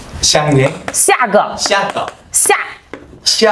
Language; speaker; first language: Chinese; non-native, learner; Korean